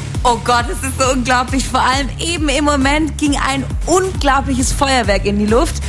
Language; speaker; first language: German; native; German